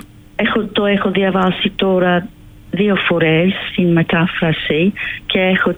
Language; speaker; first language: Greek; non-native, fluent; English